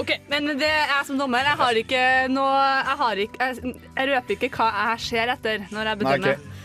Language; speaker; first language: Norwegian; native; Norwegian